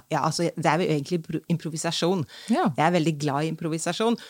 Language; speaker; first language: Norwegian; native; Norwegian